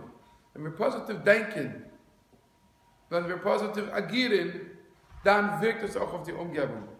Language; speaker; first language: German; non-native, fluent; English